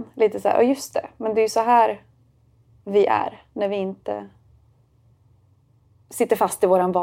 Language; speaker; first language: Swedish; native; Swedish